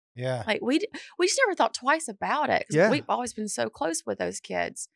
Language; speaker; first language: English; native; English